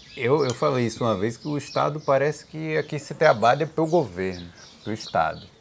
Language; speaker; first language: Portuguese; native; Portuguese